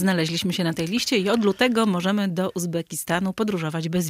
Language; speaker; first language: Polish; native; Polish